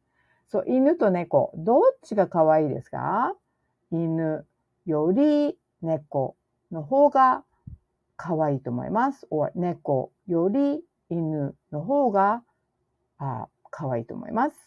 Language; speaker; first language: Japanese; non-native, fluent; English